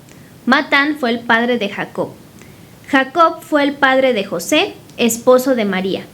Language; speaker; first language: Spanish; native; Spanish